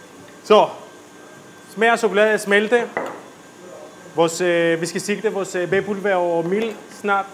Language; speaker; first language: Danish; non-native, fluent; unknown